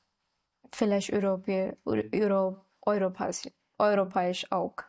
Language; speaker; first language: German; non-native, learner; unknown